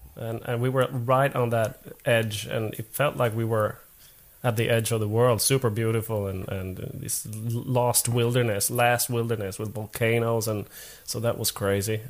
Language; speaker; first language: English; non-native, fluent; Swedish